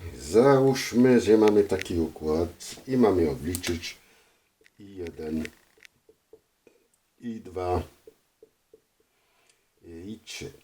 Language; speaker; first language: Polish; non-native, fluent; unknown